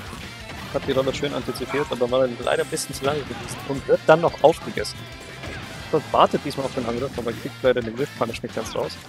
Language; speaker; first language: German; native; German